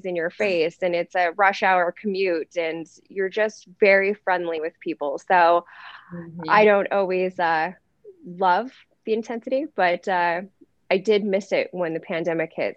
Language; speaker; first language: English; native; English